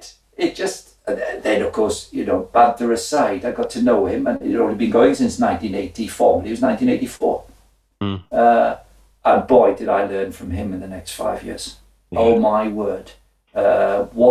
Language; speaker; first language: English; native; English